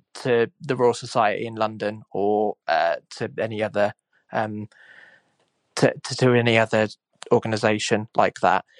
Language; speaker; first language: English; native; English